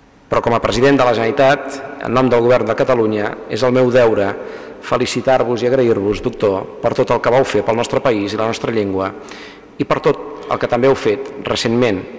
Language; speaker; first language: Catalan; native; Catalan